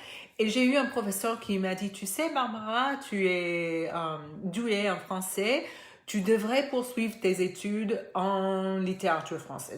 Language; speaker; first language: French; non-native, fluent; Spanish